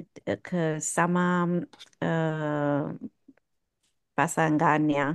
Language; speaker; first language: Indonesian; non-native, learner; English